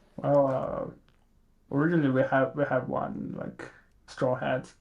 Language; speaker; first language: English; non-native, fluent; Chinese